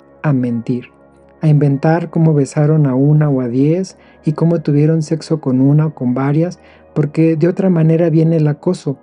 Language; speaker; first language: Spanish; native; Spanish